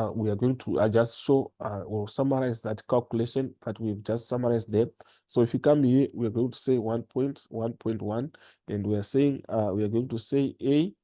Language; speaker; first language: English; non-native, local second language; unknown